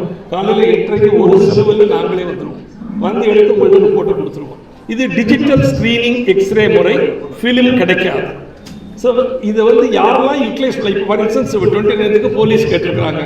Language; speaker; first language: Tamil; native; Tamil